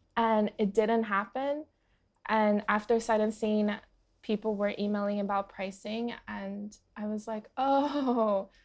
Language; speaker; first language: English; early bilingual, other home language; Portuguese